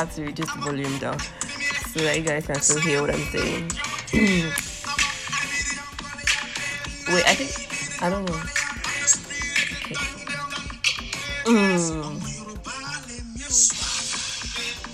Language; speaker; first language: English; non-native, local second language; Yoruba